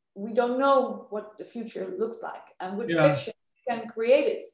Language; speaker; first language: English; non-native, fluent; Dutch